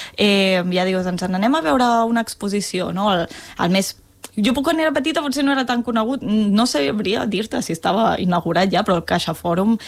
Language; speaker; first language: Catalan; native; Catalan